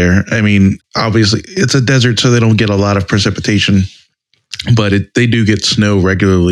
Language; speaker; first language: English; native; English